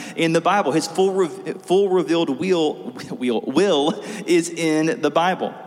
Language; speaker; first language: English; native; English